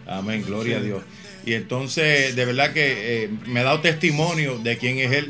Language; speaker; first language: Spanish; native; Spanish